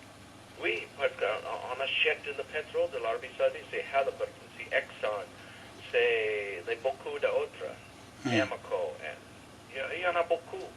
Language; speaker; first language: French; non-native, fluent; English